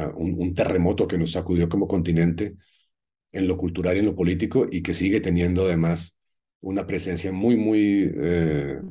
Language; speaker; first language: Spanish; native; Spanish